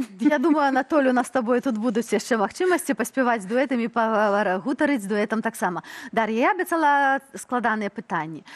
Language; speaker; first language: Belarusian; native; Belarusian